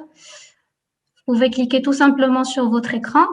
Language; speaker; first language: French; non-native, local second language; Arabic